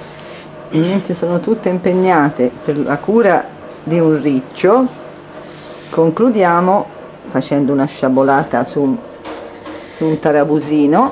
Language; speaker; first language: Italian; native; Italian